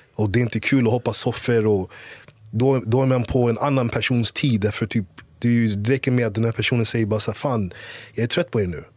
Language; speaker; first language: Swedish; early bilingual, other home language; English